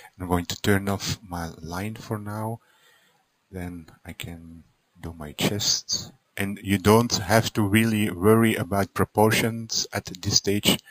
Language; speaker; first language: English; non-native, fluent; Dutch